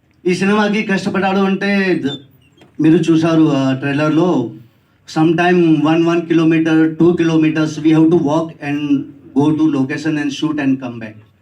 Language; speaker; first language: Telugu; non-native, learner; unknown